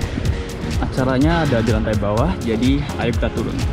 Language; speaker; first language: Indonesian; native; Indonesian